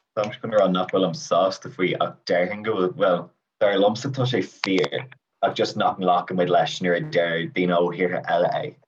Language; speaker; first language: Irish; native; Irish